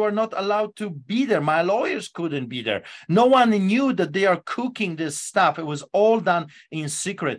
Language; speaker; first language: English; non-native, fluent; Polish